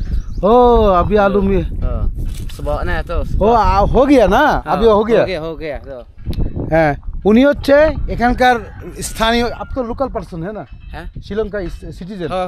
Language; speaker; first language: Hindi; non-native, learner; Bangla